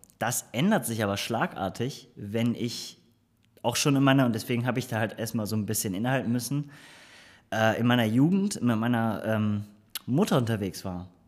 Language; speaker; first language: German; early bilingual, other home language; Turkish